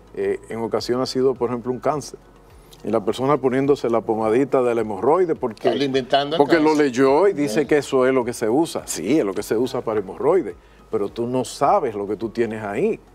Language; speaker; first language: Spanish; native; Spanish